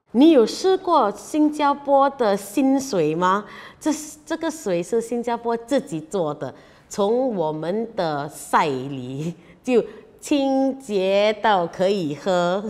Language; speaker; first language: Chinese; non-native, local second language; English